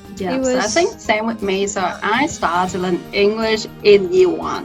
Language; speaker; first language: English; non-native, fluent; Vietnamese